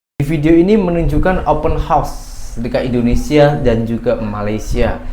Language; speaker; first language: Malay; native; Malay